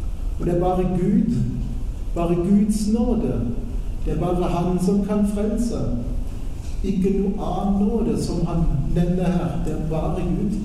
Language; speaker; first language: Norwegian; non-native, fluent; German